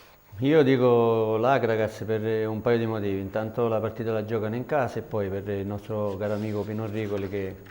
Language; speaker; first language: Italian; native; Italian